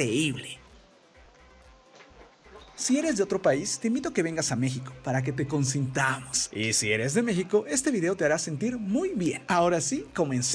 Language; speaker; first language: Spanish; native; Spanish